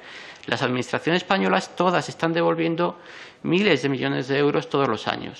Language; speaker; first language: Spanish; native; Spanish